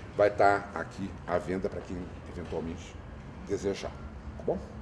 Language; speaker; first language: Portuguese; native; Portuguese